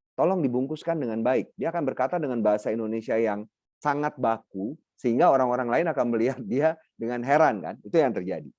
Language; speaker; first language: Indonesian; non-native, local second language; Minangkabau